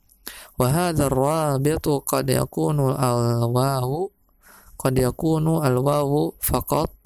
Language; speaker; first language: Arabic; non-native, fluent; Indonesian